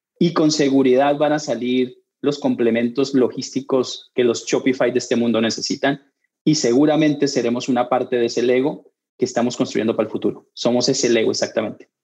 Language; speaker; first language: Spanish; native; Spanish